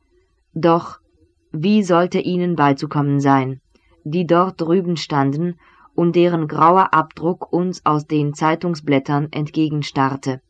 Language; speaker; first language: German; native; German